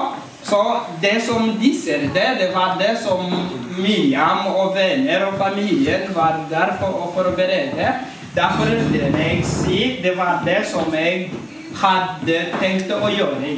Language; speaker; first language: Norwegian; non-native, fluent; Kinyarwanda